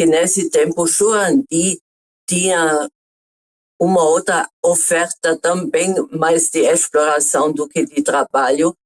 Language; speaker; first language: Portuguese; non-native, fluent; German